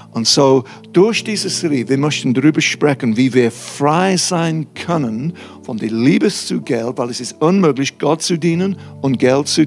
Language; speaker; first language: German; non-native, fluent; English